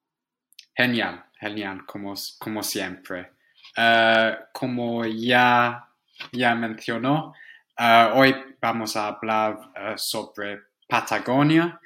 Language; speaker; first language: Spanish; non-native, fluent; English